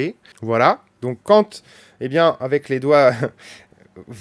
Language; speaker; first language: French; native; French